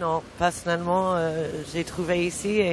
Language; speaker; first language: French; non-native, fluent; English